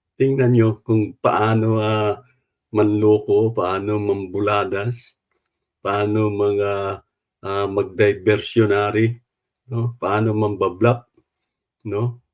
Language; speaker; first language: Filipino; non-native, local second language; Cebuano